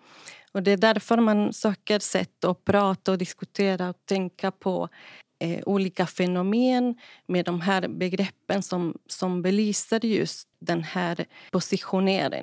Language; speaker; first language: Swedish; non-native, fluent; Spanish